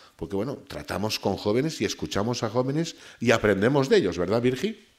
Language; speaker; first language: Spanish; native; Spanish